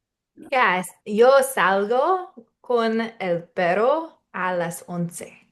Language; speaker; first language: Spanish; non-native, learner; English